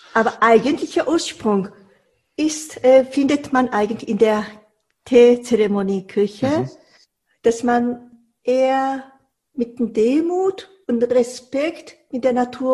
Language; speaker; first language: German; non-native, fluent; Japanese